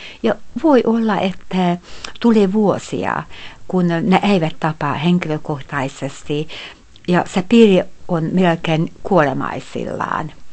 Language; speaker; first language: Finnish; non-native, fluent; Hungarian